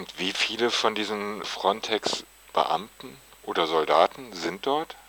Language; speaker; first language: German; native; German